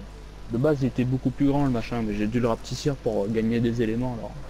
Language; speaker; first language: French; native; French